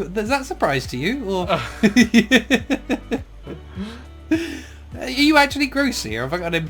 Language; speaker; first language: English; native; English